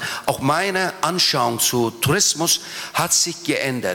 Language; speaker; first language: German; non-native, fluent; Turkish